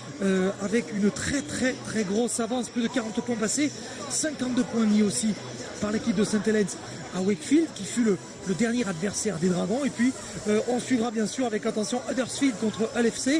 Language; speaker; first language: French; native; French